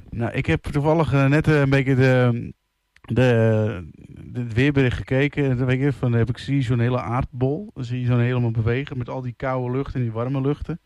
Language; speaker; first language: Dutch; native; Dutch